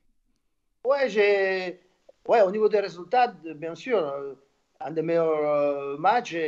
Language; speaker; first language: French; non-native, fluent; Slovak